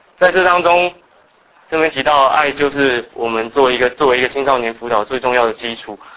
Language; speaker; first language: Chinese; early bilingual, other home language; Cantonese